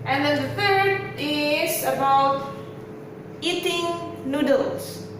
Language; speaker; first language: English; non-native, local second language; Indonesian